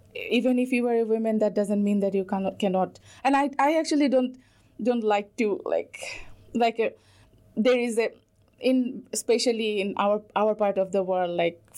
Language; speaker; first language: English; non-native, local second language; Bangla